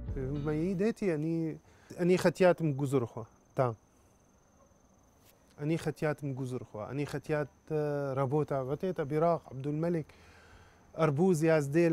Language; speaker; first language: Russian; non-native, learner; Arabic